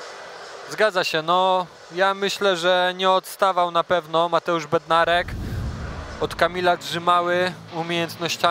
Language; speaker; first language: Polish; native; Polish